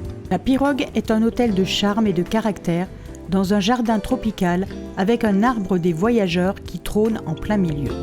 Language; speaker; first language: French; native; French